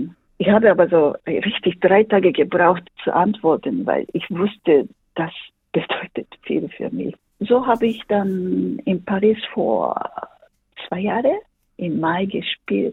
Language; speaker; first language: German; non-native, fluent; Japanese